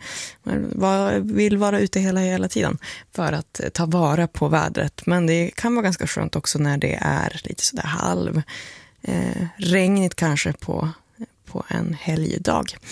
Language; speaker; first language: Swedish; native; Swedish